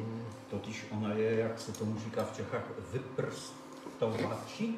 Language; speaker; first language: Czech; non-native, fluent; Polish